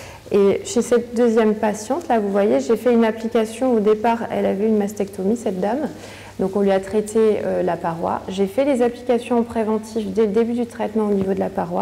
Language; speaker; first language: French; native; French